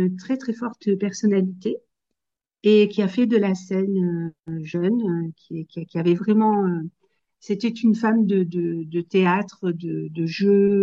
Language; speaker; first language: French; native; French